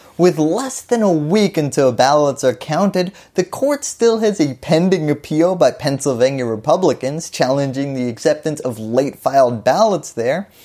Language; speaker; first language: English; native; English